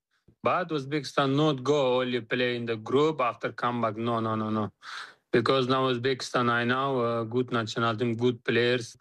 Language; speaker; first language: English; non-native, learner; Uzbek